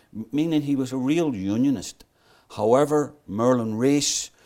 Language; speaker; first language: English; native; English